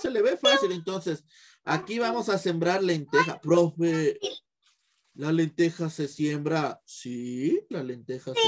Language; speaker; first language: Spanish; native; Spanish